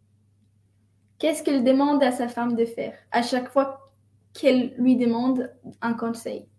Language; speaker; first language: French; non-native, fluent; Spanish